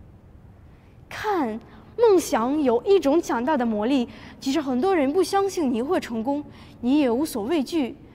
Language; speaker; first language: Chinese; non-native, fluent; Russian